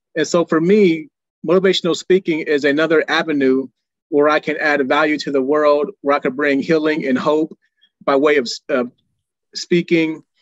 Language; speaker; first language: English; native; English